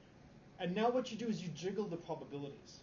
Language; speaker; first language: English; native; English